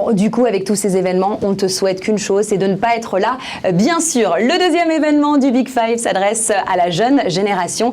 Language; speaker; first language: French; native; French